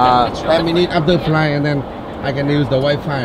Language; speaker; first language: English; non-native, learner; Vietnamese